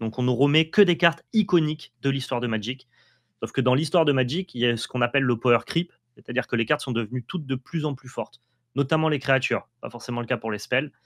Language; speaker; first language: French; native; French